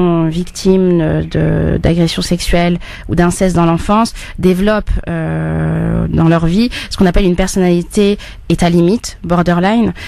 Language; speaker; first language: French; native; French